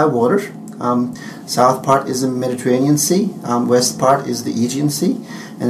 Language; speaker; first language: English; non-native, fluent; Turkish